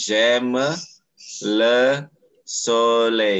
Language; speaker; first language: French; non-native, fluent; Indonesian